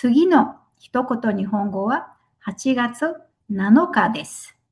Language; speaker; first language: Japanese; non-native, fluent; Mongolian